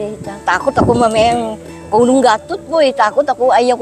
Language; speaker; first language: Filipino; non-native, learner; Vietnamese